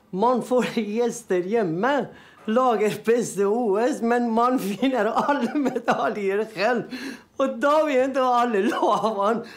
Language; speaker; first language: Norwegian; non-native, fluent; Persian